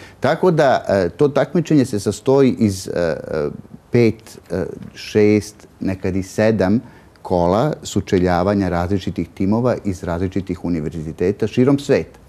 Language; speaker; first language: Bosnian; native; Bosnian